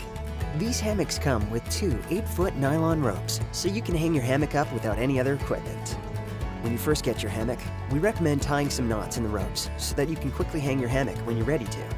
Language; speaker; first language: English; native; English